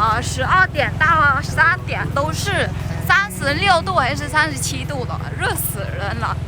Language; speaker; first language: Chinese; non-native, learner; Vietnamese